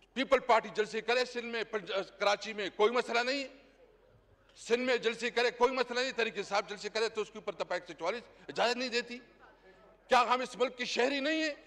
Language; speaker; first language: Urdu; non-native, local second language; Pashto